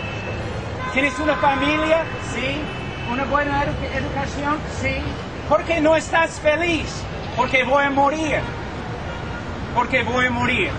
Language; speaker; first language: Spanish; non-native, fluent; English